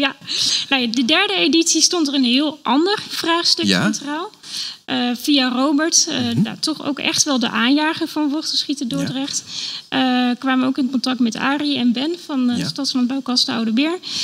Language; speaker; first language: Dutch; native; Dutch